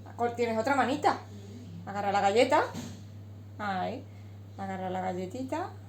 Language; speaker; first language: Spanish; native; Spanish